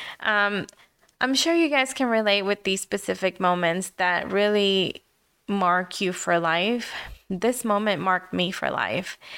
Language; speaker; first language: English; early bilingual, other home language; Spanish